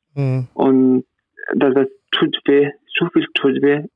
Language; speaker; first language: German; non-native, learner; Arabic